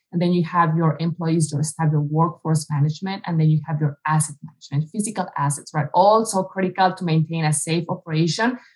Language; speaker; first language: English; non-native, fluent; Spanish